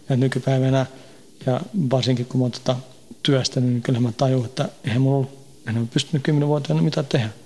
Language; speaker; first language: Finnish; early bilingual, heritage; Finnish